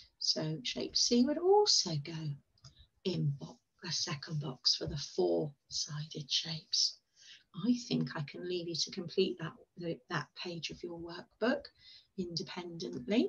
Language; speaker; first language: English; native; English